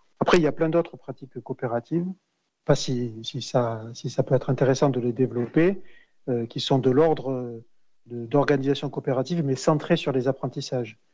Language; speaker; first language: French; native; French